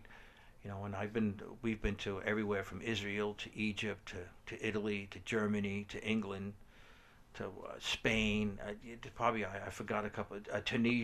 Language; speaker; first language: English; native; English